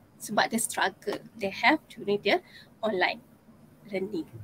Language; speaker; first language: English; non-native, local second language; Malay